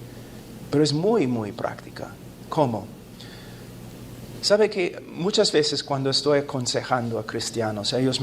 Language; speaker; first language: Spanish; non-native, fluent; English